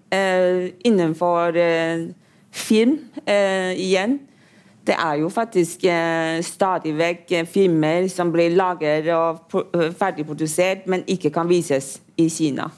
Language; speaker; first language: Norwegian; non-native, fluent; Chinese